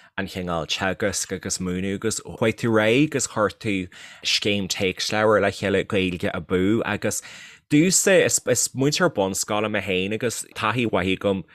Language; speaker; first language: Irish; native; Irish